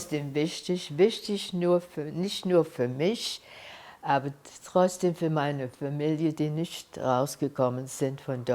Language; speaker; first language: German; early bilingual, heritage; German